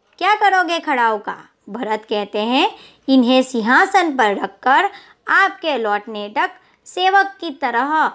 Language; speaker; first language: Hindi; non-native, local second language; Gujarati